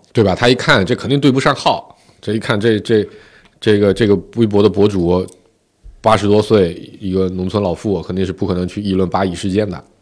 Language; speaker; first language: Chinese; non-native, local second language; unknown